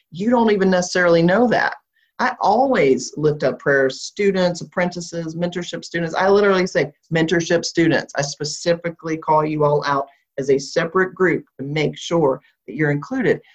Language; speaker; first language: English; native; English